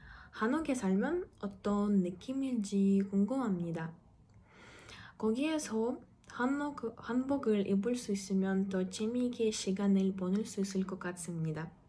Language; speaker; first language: Korean; non-native, learner; Russian